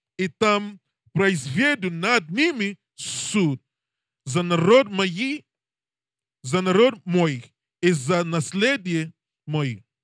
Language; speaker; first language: Russian; non-native, learner; English